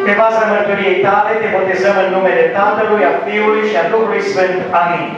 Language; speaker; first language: Romanian; native; Romanian